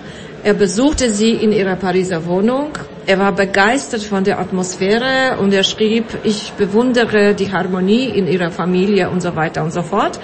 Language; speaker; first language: German; non-native, fluent; Polish